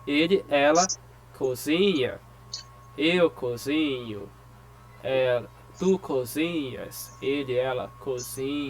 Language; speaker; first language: Portuguese; non-native, fluent; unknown